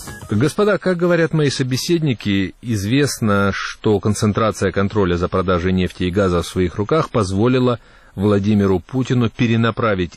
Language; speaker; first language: Russian; native; Russian